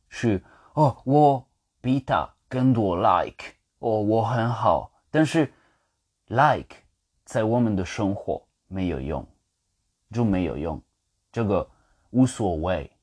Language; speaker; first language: Chinese; non-native, fluent; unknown